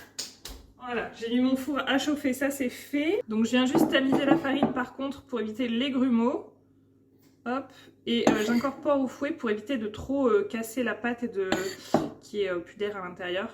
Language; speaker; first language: French; native; French